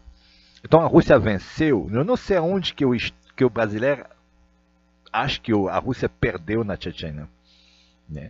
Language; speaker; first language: Portuguese; non-native, fluent; Russian